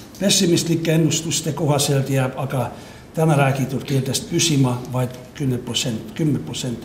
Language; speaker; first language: Estonian; non-native, fluent; Hungarian